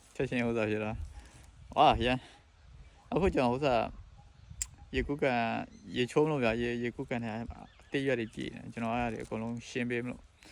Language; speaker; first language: Burmese; non-native, local second language; Shan